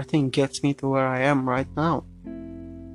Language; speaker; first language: English; non-native, fluent; Indonesian